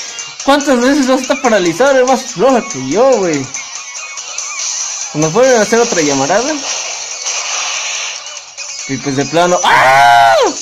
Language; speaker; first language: Spanish; native; Spanish